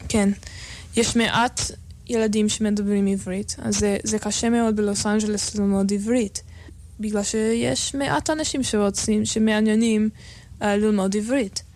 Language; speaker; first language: Hebrew; non-native, learner; English